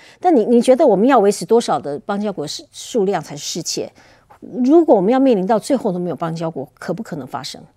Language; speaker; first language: Chinese; native; Chinese